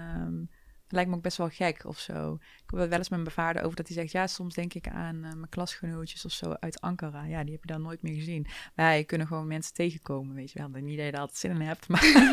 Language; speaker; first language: Dutch; early bilingual, other home language; Turkish